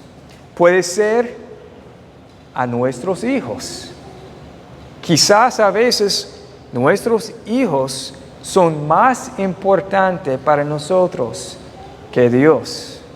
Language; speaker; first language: Spanish; non-native, fluent; English